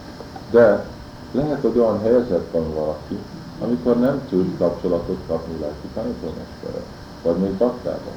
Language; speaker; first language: Hungarian; early bilingual, heritage; Hungarian